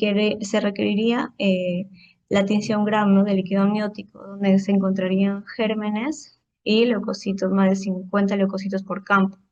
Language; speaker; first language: Spanish; native; Spanish